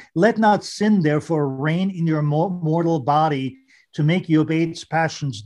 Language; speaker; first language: English; non-native, fluent; German